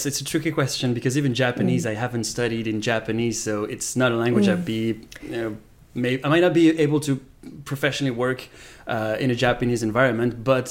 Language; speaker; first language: English; non-native, fluent; Japanese